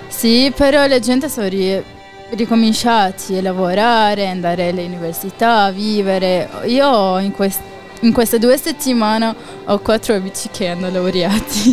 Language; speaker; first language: Italian; non-native, fluent; Arabic